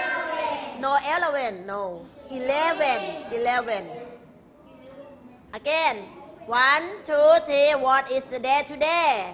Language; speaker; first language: English; non-native, fluent; Thai